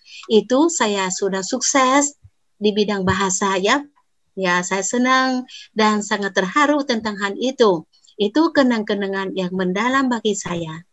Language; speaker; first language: Indonesian; non-native, fluent; Vietnamese